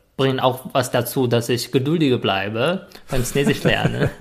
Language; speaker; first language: German; non-native, fluent; Chinese